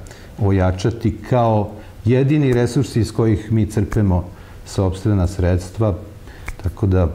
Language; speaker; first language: Serbian; native; Serbian